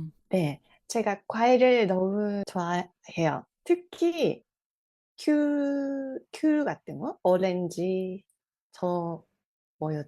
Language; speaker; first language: Korean; non-native, fluent; Japanese